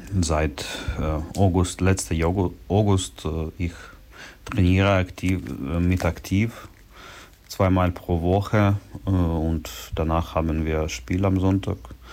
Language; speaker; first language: German; non-native, learner; Ukrainian